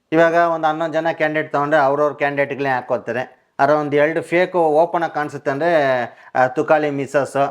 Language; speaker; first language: Kannada; native; Kannada